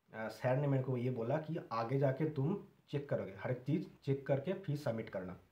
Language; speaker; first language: Hindi; non-native, local second language; Bangla